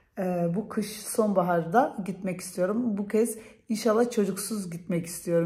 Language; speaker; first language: Turkish; early bilingual, heritage; Turkish